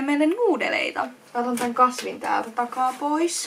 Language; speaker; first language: Finnish; native; Finnish